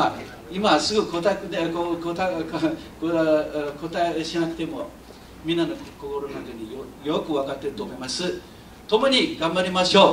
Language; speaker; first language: Japanese; non-native, fluent; Chinese